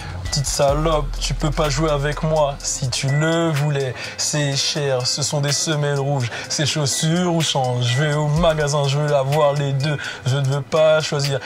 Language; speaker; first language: French; native; French